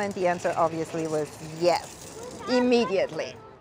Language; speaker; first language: English; non-native, fluent; Swiss German